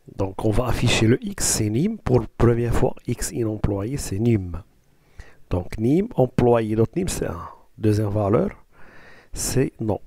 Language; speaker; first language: French; non-native, local second language; Arabic